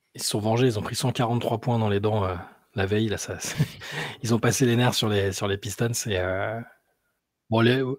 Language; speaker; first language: French; native; French